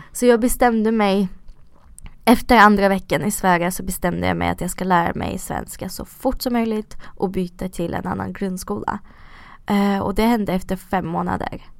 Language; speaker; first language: Swedish; early bilingual, other home language; Russian